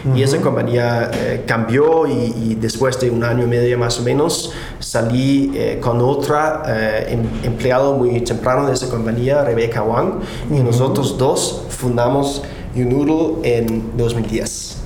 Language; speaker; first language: Spanish; non-native, fluent; Danish